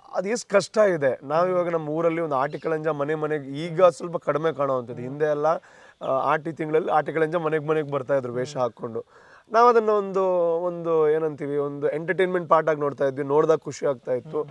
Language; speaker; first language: Kannada; non-native, local second language; Tulu